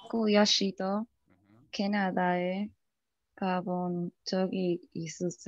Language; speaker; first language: Korean; non-native, learner; Spanish